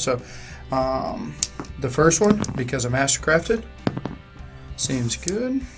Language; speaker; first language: English; native; English